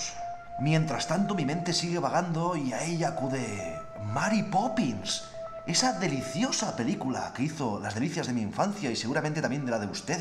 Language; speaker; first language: Spanish; native; Spanish